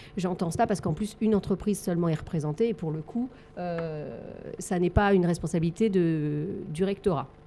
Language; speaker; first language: French; native; French